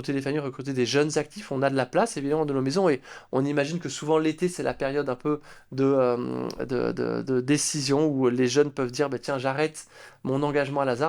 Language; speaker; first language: French; native; French